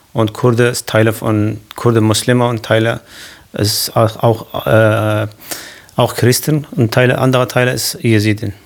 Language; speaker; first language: German; non-native, learner; Kurdish